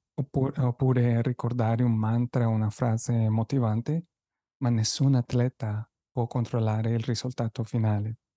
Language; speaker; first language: Italian; non-native, fluent; Spanish